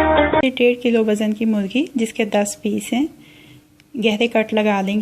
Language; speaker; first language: Urdu; native; Urdu